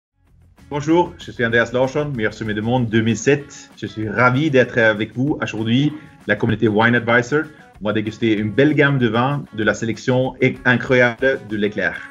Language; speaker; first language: French; non-native, fluent; Swedish